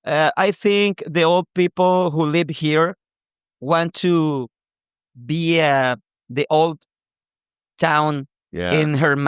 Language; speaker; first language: English; non-native, local second language; Spanish